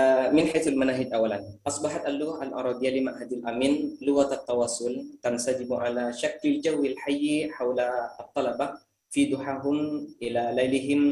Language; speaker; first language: Arabic; non-native, fluent; Indonesian